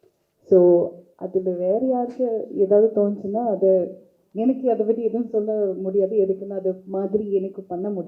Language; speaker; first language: Tamil; early bilingual, heritage; Tamil